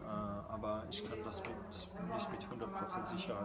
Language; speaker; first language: German; non-native, fluent; French